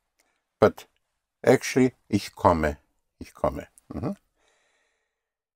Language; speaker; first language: German; non-native, fluent; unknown